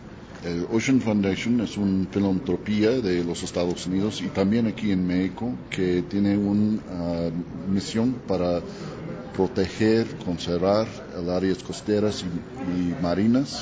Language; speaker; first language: Spanish; non-native, learner; English